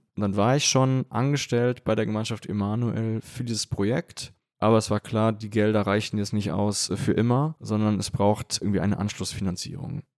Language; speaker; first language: German; native; German